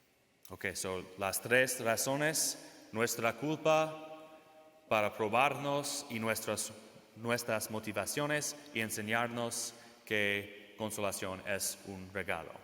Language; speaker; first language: Spanish; non-native, fluent; English